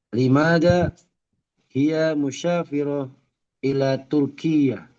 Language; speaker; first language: Arabic; non-native, learner; Indonesian